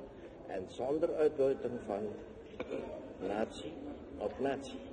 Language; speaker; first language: Dutch; non-native, fluent; Indonesian